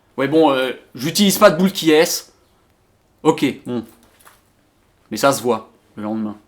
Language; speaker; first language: French; native; French